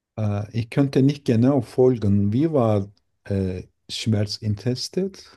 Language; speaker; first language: German; non-native, learner; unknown